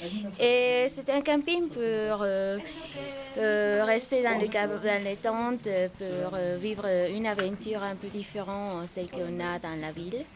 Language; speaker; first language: French; non-native, fluent; Spanish